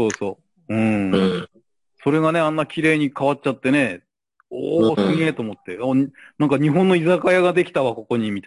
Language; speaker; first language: Japanese; native; Japanese